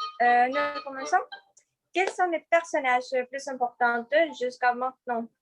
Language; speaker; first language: French; non-native, learner; Spanish